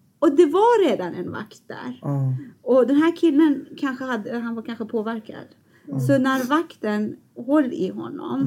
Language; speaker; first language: Swedish; non-native, fluent; Persian